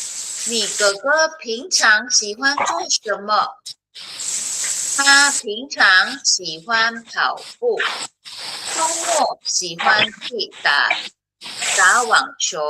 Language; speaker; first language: Chinese; non-native, fluent; Filipino